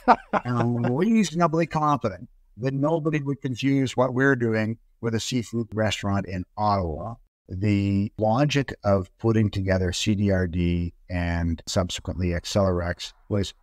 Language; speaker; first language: English; native; English